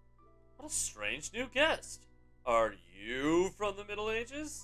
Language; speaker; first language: English; native; English